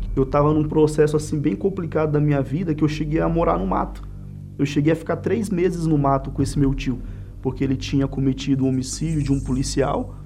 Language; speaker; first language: Portuguese; native; Portuguese